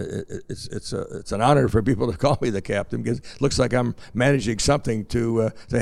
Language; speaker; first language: English; native; English